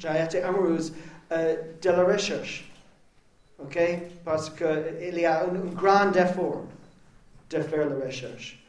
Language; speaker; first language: French; non-native, learner; English